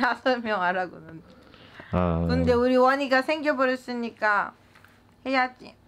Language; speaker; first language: Korean; non-native, learner; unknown